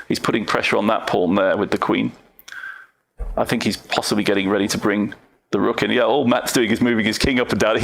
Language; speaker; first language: English; native; English